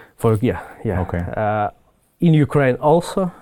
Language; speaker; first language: English; non-native, fluent; Ukrainian